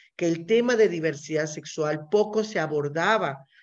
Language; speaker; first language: Spanish; non-native, local second language; Zapotec